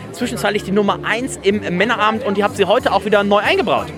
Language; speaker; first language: German; native; German